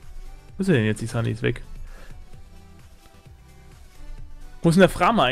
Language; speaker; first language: German; native; German